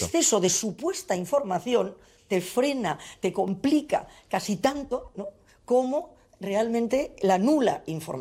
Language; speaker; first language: Spanish; native; Spanish